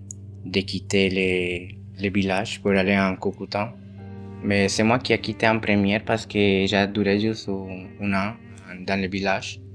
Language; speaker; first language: French; non-native, fluent; Spanish